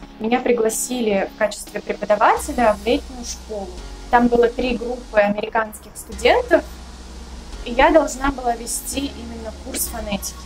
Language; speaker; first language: Russian; native; Russian